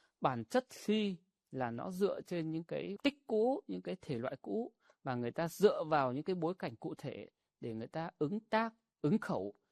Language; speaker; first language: Vietnamese; non-native, local second language; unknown